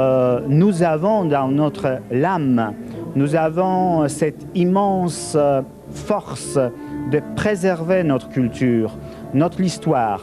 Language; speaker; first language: French; non-native, fluent; Polish